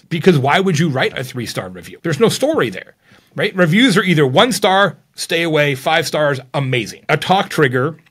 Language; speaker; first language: English; native; English